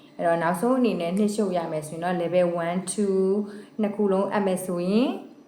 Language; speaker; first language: Burmese; native; Burmese